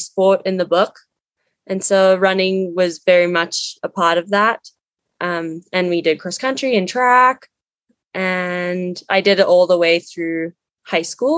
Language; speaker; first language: English; native; English